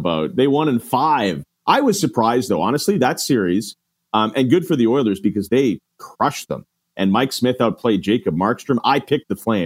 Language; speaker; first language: English; native; English